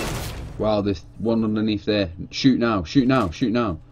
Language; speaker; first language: English; native; English